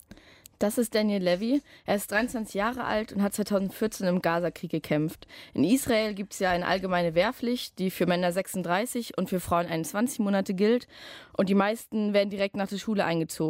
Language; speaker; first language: German; native; German